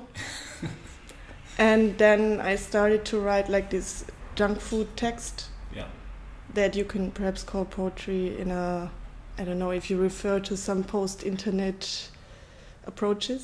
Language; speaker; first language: English; non-native, fluent; German